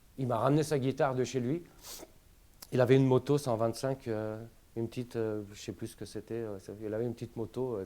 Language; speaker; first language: French; non-native, fluent; Romanian